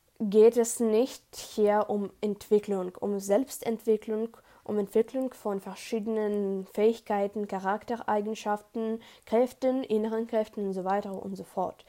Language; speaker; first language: German; non-native, learner; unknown